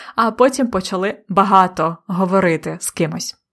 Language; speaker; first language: Ukrainian; native; Ukrainian